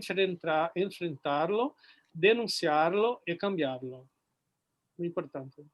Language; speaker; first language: Spanish; non-native, fluent; Portuguese